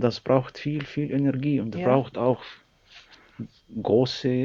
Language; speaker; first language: German; non-native, learner; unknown